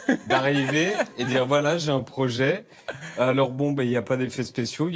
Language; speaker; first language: French; native; French